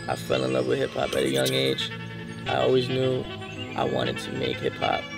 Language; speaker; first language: English; native; English